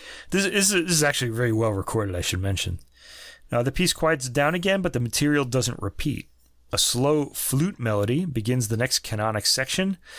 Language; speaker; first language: English; native; English